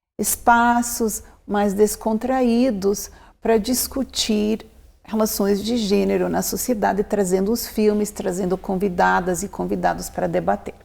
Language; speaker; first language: Portuguese; non-native, fluent; English